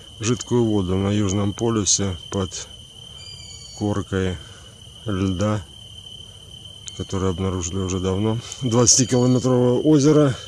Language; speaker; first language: Russian; native; Russian